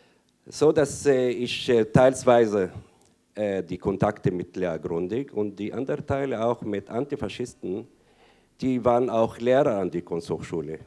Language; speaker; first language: German; non-native, fluent; Arabic